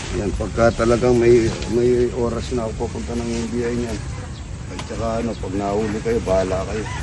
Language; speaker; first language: Filipino; non-native, local second language; Pampanga